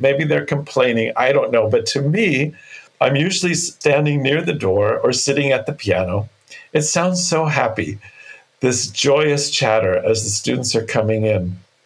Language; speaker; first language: English; native; English